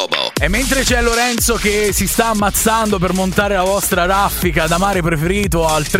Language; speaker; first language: Italian; native; Italian